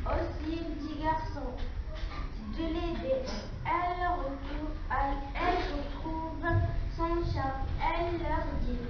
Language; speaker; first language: French; non-native, learner; Arabic